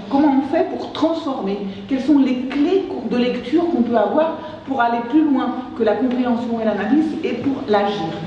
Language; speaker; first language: French; non-native, fluent; Portuguese